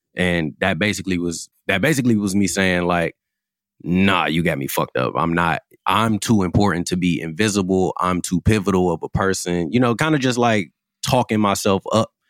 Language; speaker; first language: English; native; English